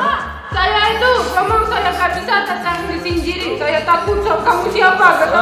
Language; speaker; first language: Indonesian; non-native, learner; Russian